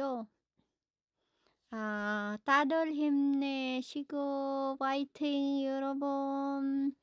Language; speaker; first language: Korean; non-native, learner; Filipino